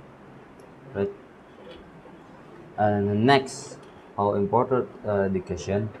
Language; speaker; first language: English; non-native, learner; Indonesian